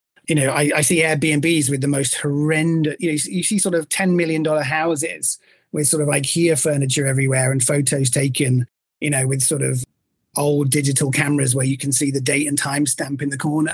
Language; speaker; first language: English; native; English